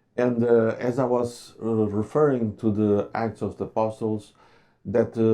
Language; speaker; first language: English; non-native, fluent; Portuguese